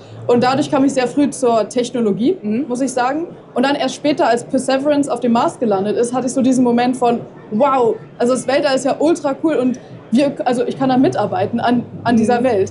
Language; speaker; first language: German; native; German